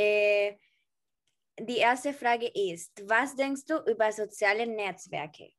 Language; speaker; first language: German; non-native, learner; Spanish